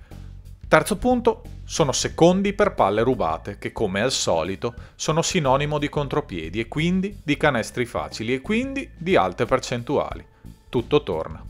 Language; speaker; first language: Italian; native; Italian